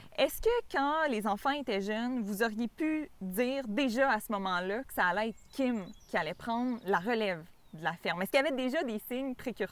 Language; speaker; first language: French; native; French